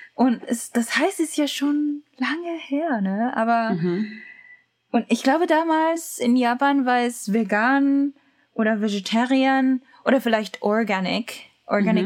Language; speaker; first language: German; non-native, learner; Japanese